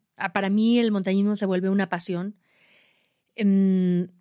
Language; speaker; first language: Spanish; native; Spanish